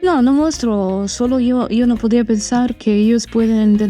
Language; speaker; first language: Spanish; non-native, learner; Armenian